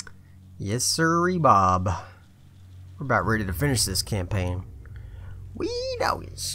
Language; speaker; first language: English; native; English